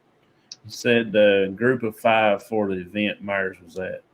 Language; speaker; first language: English; native; English